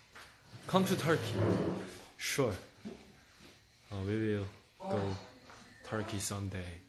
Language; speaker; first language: English; non-native, learner; Korean